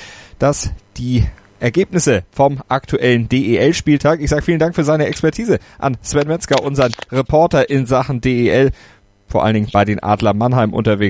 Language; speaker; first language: German; native; German